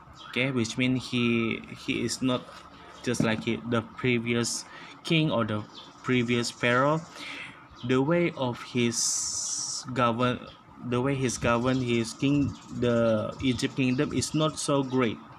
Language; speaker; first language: English; non-native, local second language; Chinese